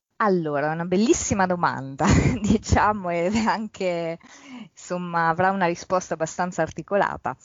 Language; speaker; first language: Italian; early bilingual, other home language; Polish